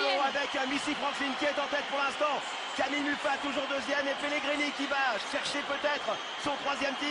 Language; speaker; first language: French; native; French